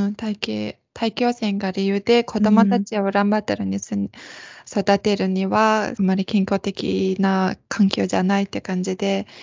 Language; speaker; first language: Japanese; non-native, fluent; Mongolian